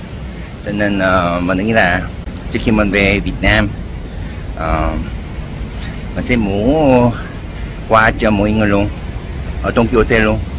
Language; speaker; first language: Vietnamese; non-native, learner; Korean